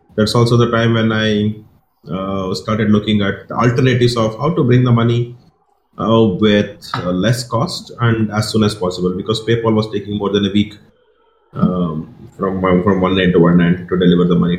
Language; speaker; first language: English; non-native, local second language; Kannada